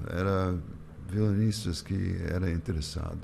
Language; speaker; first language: Portuguese; non-native, fluent; English